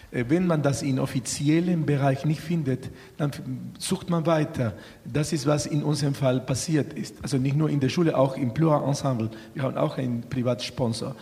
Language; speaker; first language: German; non-native, fluent; Spanish